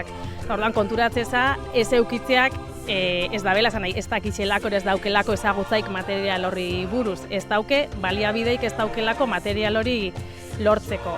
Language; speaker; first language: Basque; native; Basque